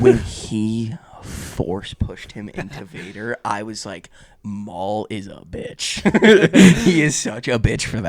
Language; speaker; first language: English; native; English